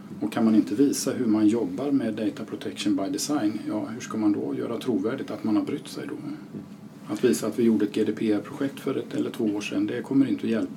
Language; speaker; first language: Swedish; native; Swedish